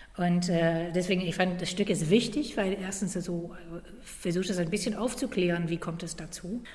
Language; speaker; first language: German; non-native, fluent; English